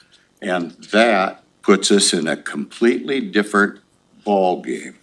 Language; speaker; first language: English; native; English